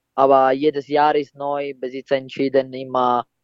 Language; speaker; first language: German; non-native, fluent; Italian